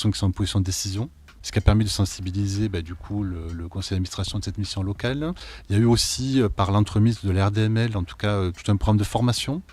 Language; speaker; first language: French; native; French